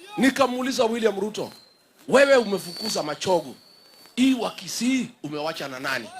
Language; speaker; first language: Swahili; non-native, local second language; Kikuyu